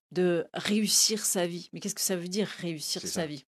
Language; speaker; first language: French; native; French